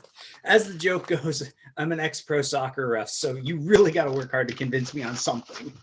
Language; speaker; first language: English; native; English